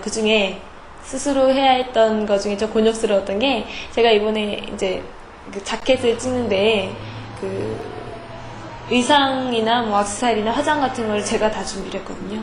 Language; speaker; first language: Korean; native; Korean